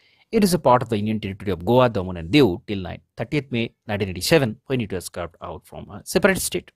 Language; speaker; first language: English; non-native, local second language; Bangla